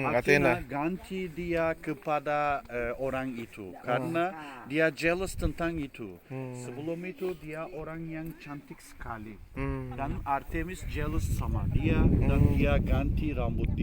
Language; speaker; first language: Indonesian; non-native, fluent; Turkish